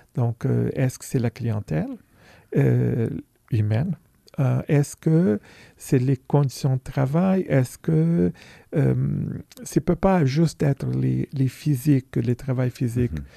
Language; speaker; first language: French; non-native, fluent; Portuguese